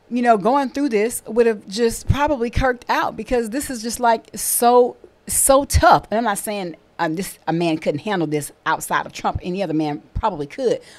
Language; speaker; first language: English; native; English